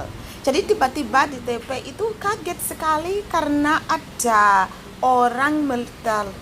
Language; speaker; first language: Indonesian; non-native, learner; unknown